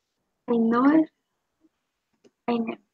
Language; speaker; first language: German; non-native, fluent; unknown